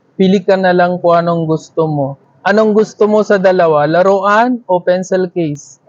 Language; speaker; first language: Filipino; non-native, learner; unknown